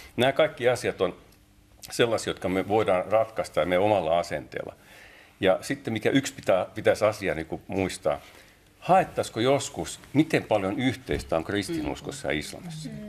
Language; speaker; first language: Finnish; non-native, local second language; Tatar